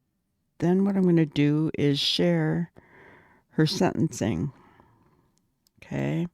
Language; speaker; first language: English; native; English